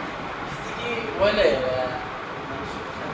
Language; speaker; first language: Turkish; non-native, learner; Bangla